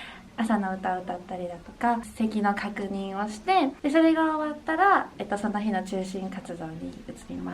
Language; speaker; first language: Japanese; native; Japanese